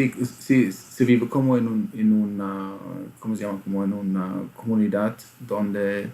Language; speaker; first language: Spanish; non-native, fluent; German